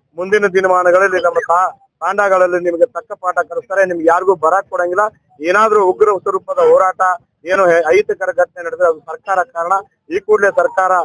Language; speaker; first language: Kannada; non-native, local second language; Lambadi